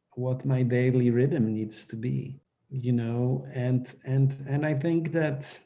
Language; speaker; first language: English; non-native, fluent; Polish